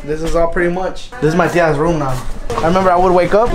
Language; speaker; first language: English; early bilingual, other home language; Spanish